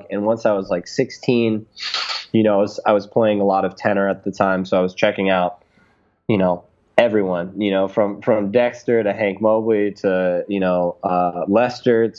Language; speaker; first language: English; native; English